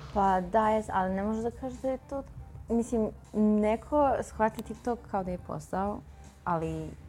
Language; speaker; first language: Serbian; non-native, fluent; Chinese